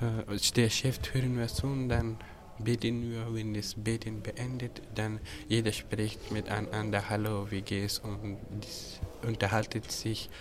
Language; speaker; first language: German; non-native, learner; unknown